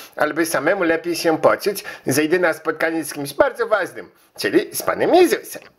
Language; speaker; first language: Polish; early bilingual, heritage; Polish